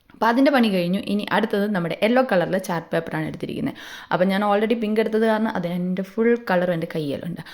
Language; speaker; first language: Malayalam; native; Malayalam